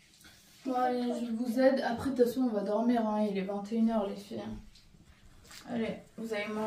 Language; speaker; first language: French; native; French